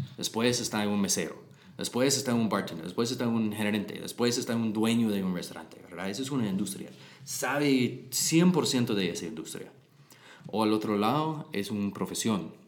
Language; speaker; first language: Spanish; non-native, learner; English